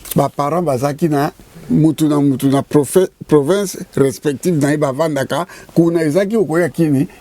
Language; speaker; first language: Lingala; native; Lingala